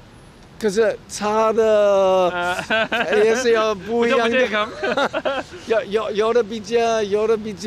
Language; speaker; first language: Chinese; non-native, learner; German